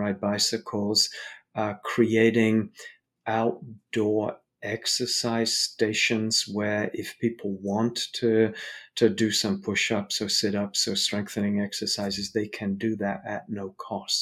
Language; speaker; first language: English; native; English